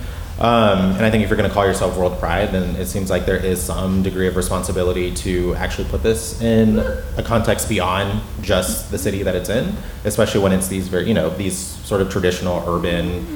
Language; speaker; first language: English; native; English